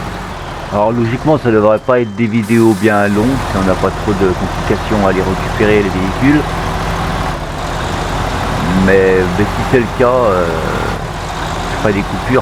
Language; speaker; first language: French; native; French